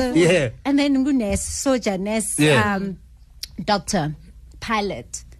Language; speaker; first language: English; non-native, local second language; Zulu